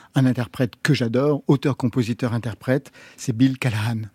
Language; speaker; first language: French; native; French